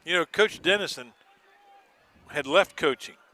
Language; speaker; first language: English; native; English